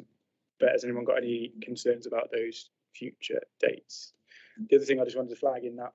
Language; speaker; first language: English; native; English